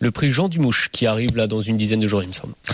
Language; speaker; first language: French; native; French